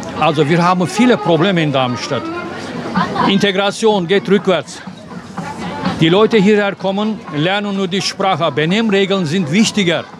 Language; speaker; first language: German; non-native, fluent; Turkish